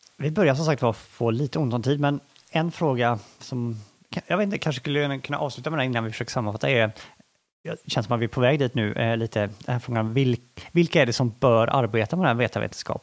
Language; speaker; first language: Swedish; native; Swedish